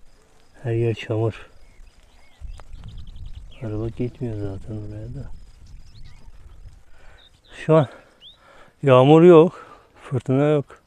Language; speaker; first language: Turkish; non-native, fluent; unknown